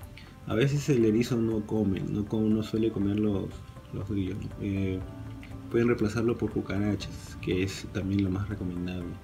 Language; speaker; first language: Spanish; native; Spanish